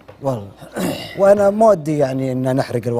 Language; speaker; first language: Arabic; native; Arabic